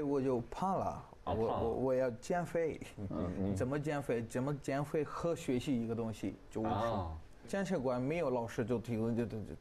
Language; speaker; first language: Chinese; non-native, learner; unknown